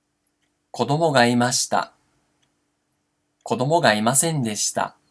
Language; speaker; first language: Japanese; non-native, fluent; Portuguese